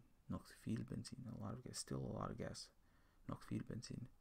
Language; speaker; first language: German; non-native, learner; English